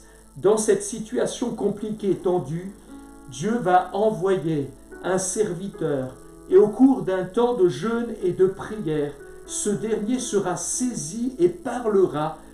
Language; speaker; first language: French; native; French